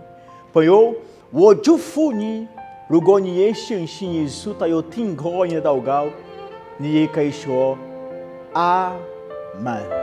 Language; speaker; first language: Chinese; non-native, learner; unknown